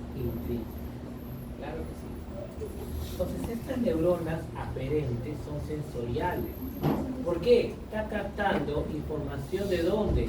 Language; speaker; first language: Spanish; native; Spanish